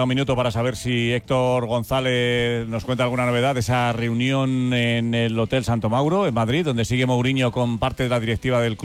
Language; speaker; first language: Spanish; native; Spanish